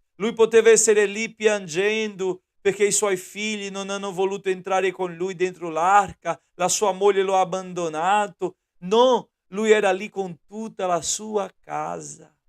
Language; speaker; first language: Italian; non-native, fluent; Portuguese